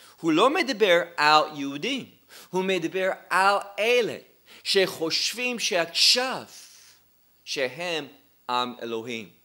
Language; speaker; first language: Hebrew; non-native, fluent; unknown